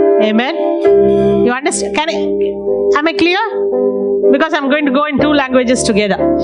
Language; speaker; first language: English; non-native, local second language; Tamil